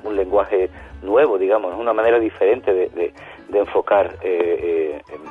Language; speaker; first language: Spanish; native; Spanish